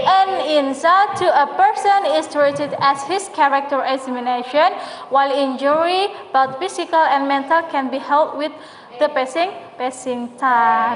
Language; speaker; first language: English; non-native, learner; Indonesian